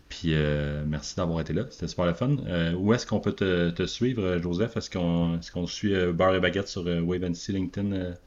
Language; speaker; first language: French; native; French